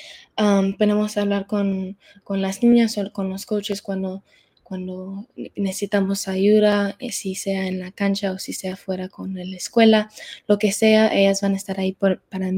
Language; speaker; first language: Spanish; early bilingual, heritage; Spanish